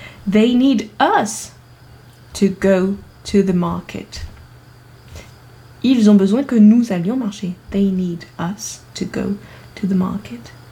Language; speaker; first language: English; non-native, fluent; French